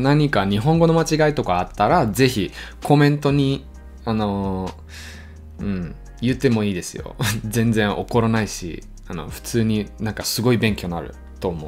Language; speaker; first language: Japanese; non-native, learner; German